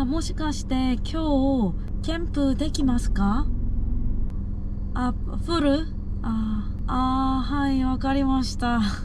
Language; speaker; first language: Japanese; non-native, learner; Korean